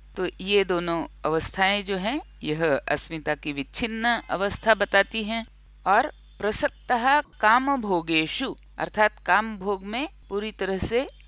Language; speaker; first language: Hindi; non-native, local second language; Marathi